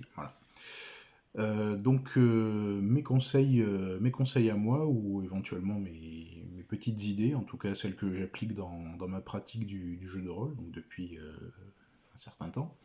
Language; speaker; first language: French; native; French